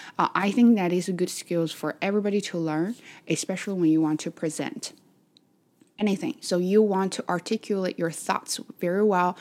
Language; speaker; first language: English; non-native, fluent; Chinese